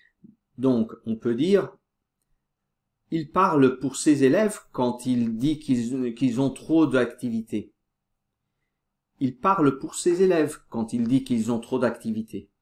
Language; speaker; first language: French; non-native, fluent; Portuguese